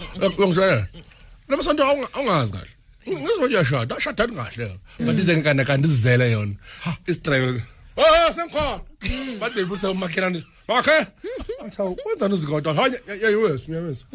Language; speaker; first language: Zulu; native; Zulu